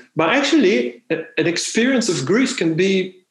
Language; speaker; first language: English; non-native, fluent; Hebrew